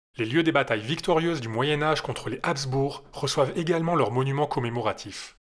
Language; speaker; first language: French; native; French